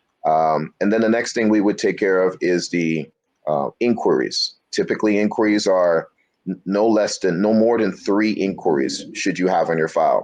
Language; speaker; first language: English; native; English